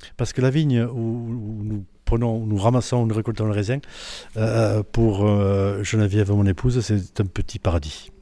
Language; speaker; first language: French; native; French